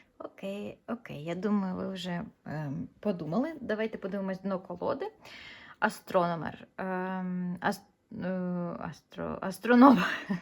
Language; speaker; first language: Ukrainian; non-native, local second language; Russian